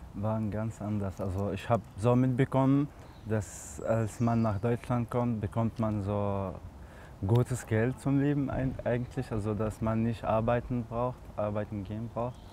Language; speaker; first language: German; non-native, learner; Arabic